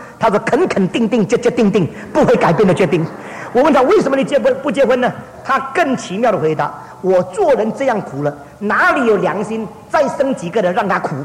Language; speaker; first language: Chinese; early bilingual, heritage; Chinese